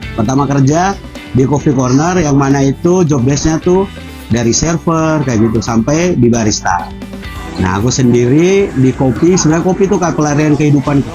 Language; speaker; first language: Indonesian; native; Indonesian